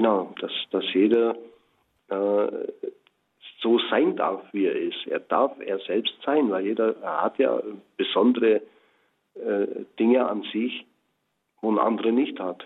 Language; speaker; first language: German; native; German